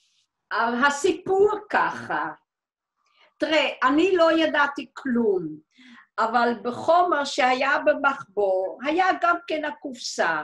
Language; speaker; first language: Hebrew; non-native, fluent; Dutch